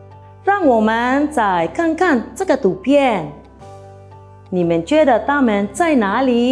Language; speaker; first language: Chinese; non-native, fluent; Filipino